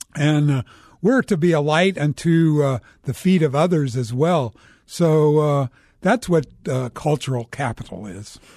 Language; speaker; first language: English; native; English